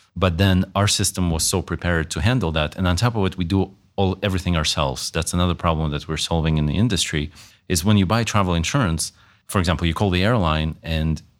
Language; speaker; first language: English; native; English